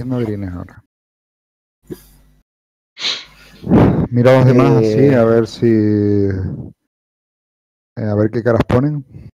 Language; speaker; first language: Spanish; native; Spanish